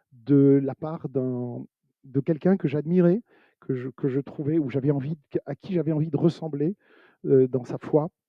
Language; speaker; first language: French; native; French